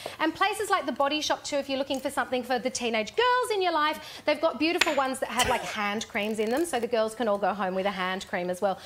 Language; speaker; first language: English; native; English